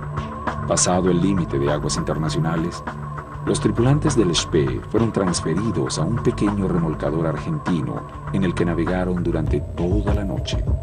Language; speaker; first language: Spanish; native; Spanish